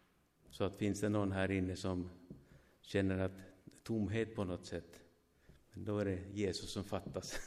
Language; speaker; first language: Swedish; non-native, fluent; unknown